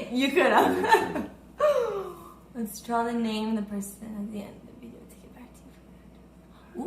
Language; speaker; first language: English; native; English